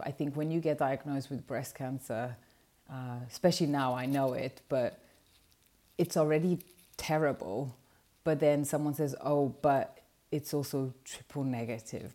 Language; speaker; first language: English; non-native, fluent; Portuguese